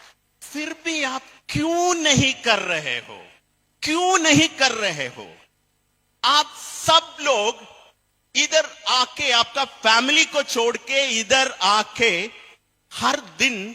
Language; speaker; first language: Hindi; non-native, fluent; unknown